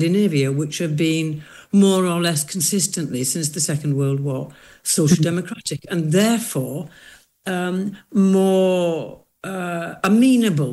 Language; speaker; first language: English; native; English